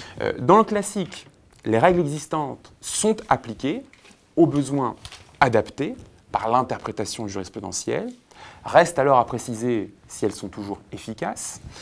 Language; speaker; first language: French; native; French